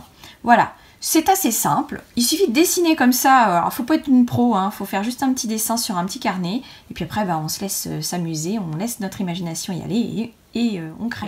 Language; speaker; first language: French; native; French